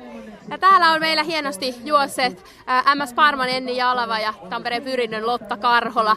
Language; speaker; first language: Finnish; native; Finnish